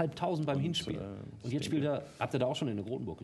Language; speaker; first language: German; native; German